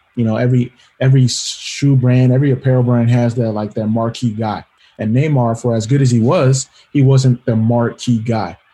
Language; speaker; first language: English; native; English